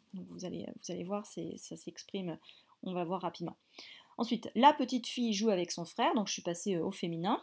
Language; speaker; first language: French; native; French